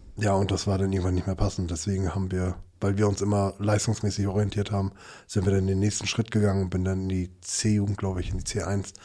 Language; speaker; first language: German; early bilingual, other home language; Turkish